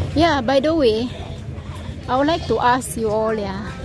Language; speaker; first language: English; non-native, local second language; Malay